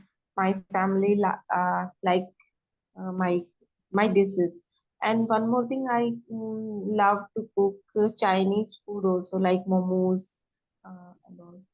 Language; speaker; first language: English; non-native, learner; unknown